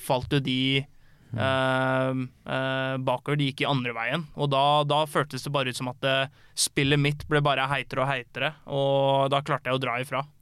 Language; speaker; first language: Norwegian; native; Norwegian